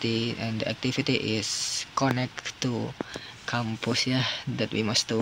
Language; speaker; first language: English; non-native, learner; Indonesian